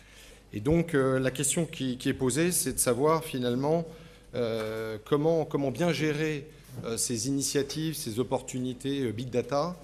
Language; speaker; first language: French; native; French